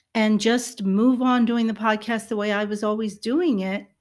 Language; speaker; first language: English; early bilingual, other home language; Spanish